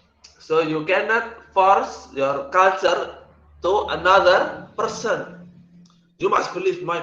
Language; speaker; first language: English; non-native, learner; Indonesian